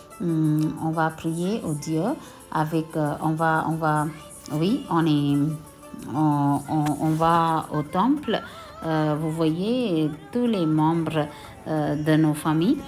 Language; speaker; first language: French; non-native, local second language; Tamil